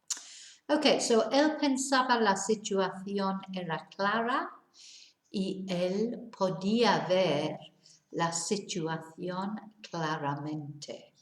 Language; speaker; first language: Spanish; non-native, fluent; English